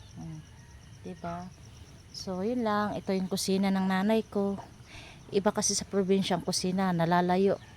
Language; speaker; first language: Filipino; non-native, local second language; Cebuano